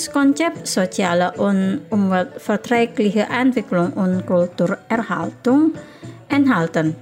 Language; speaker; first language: German; non-native, fluent; Indonesian